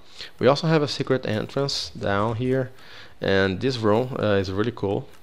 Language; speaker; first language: English; non-native, fluent; Portuguese